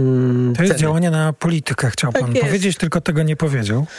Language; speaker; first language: Polish; native; Polish